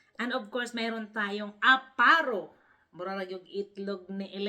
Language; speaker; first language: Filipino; non-native, local second language; Cebuano